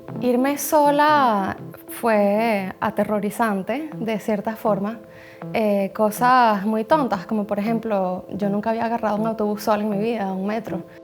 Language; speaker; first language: Spanish; native; Spanish